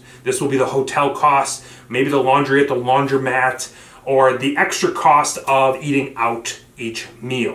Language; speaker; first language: English; native; English